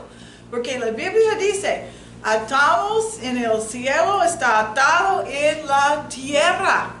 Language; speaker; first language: Spanish; non-native, fluent; English